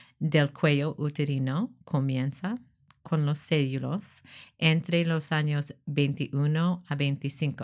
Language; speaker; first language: Spanish; non-native, learner; English